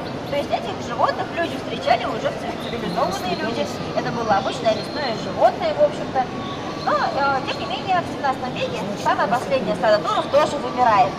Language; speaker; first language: Russian; native; Russian